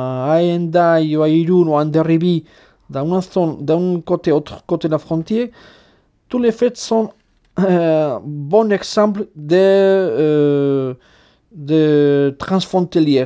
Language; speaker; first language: French; non-native, fluent; Basque